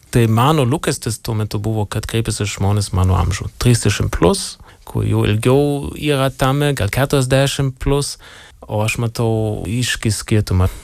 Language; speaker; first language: Lithuanian; non-native, fluent; German